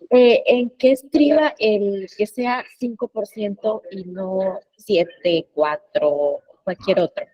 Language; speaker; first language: Spanish; native; Spanish